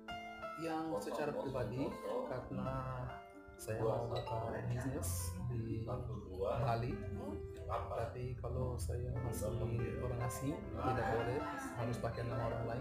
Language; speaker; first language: Indonesian; non-native, fluent; Portuguese